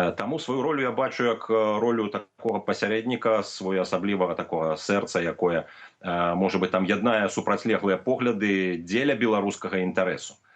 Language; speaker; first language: Belarusian; native; Belarusian